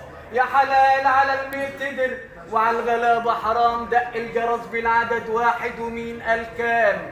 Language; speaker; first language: Arabic; native; Arabic